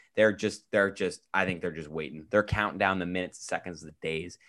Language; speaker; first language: English; native; English